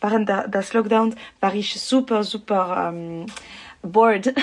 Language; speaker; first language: German; non-native, local second language; French